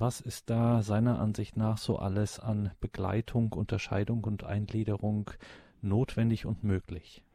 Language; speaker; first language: German; native; German